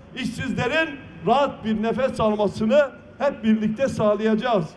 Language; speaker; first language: Turkish; non-native, local second language; Kurdish